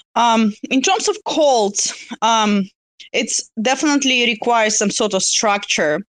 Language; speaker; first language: English; non-native, fluent; Russian